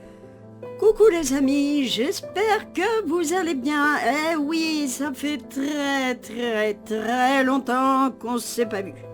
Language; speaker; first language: French; native; French